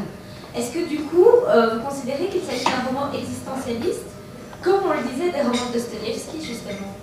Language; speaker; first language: French; native; French